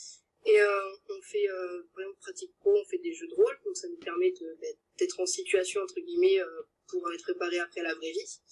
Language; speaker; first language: French; native; French